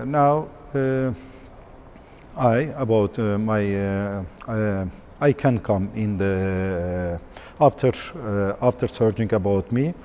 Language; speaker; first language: English; non-native, learner; Turkish